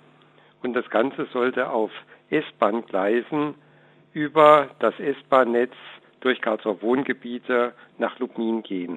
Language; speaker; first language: German; native; German